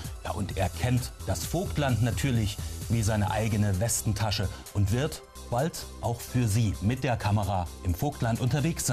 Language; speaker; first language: German; native; German